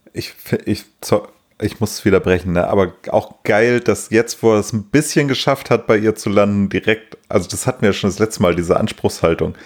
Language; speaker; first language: German; native; German